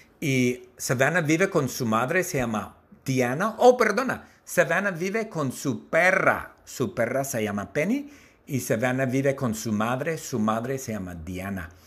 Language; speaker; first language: Spanish; non-native, learner; English